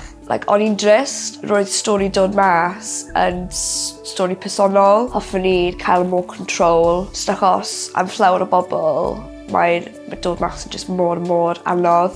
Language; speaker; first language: Welsh; non-native, local second language; English